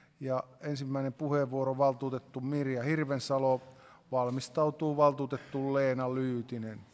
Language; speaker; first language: Finnish; native; Finnish